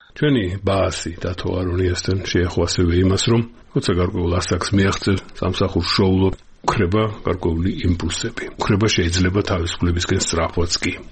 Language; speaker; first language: Georgian; native; Georgian